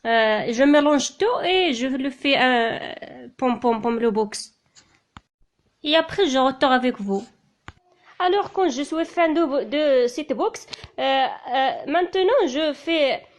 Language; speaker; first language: French; non-native, learner; Tachelhit